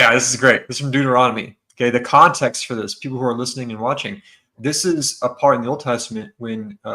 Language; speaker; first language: English; native; English